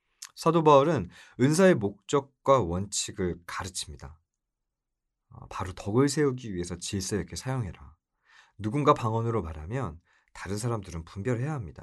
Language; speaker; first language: Korean; native; Korean